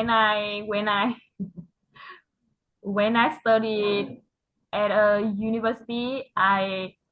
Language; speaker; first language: English; non-native, learner; Vietnamese